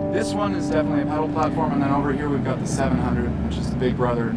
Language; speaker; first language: English; native; English